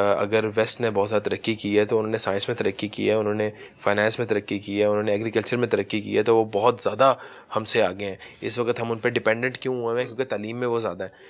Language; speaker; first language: Urdu; early bilingual, heritage; Urdu